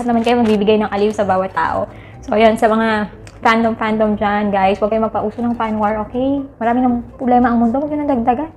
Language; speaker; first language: Filipino; native; Filipino